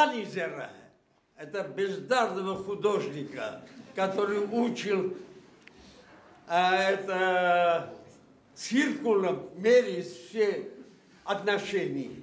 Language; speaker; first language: Russian; non-native, local second language; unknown